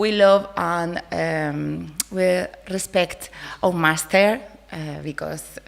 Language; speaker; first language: English; non-native, learner; Spanish